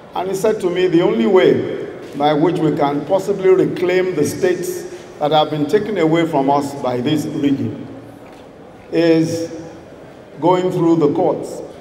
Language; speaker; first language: English; non-native, local second language; Yoruba